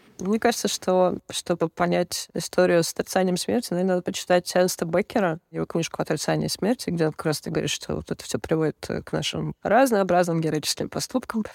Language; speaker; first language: Russian; native; Russian